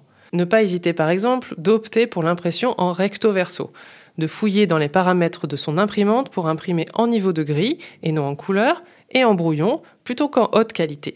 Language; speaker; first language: French; native; French